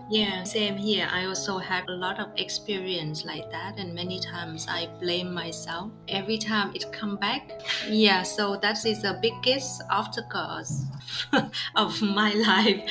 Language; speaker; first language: English; non-native, fluent; Vietnamese